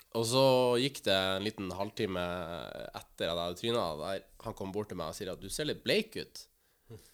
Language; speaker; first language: Norwegian; native; Norwegian